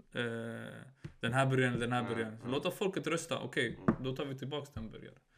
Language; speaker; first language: Swedish; early bilingual, other home language; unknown